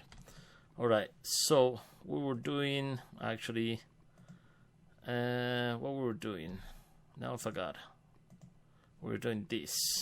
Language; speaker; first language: English; non-native, fluent; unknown